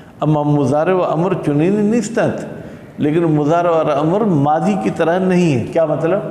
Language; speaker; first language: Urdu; non-native, local second language; Sindhi